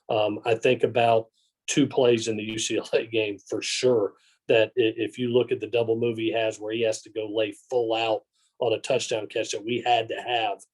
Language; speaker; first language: English; native; English